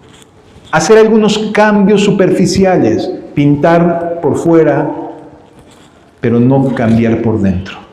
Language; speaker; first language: Spanish; native; Spanish